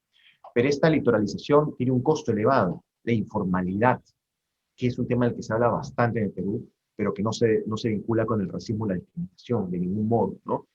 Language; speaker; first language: Spanish; native; Spanish